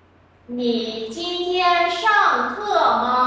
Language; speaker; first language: Chinese; non-native, fluent; Vietnamese